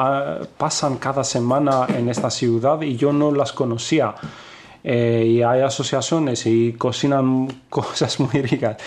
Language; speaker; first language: Spanish; non-native, fluent; Greek